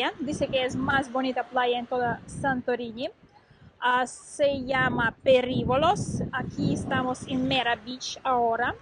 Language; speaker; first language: Spanish; non-native, learner; Russian